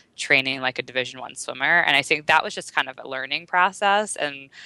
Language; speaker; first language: English; native; English